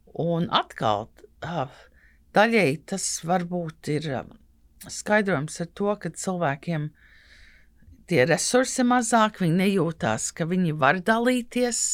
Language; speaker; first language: Latvian; early bilingual, heritage; Latvian